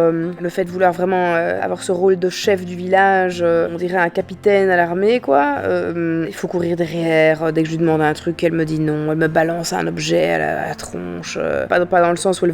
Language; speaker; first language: French; native; French